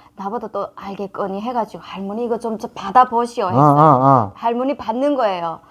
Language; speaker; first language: Korean; native; Korean